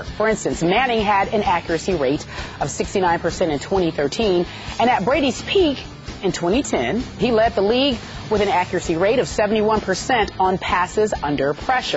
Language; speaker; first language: English; native; English